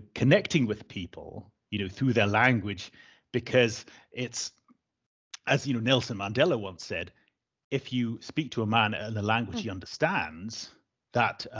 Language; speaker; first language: English; native; English